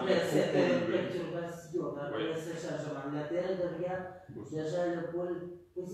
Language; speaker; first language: French; non-native, fluent; Russian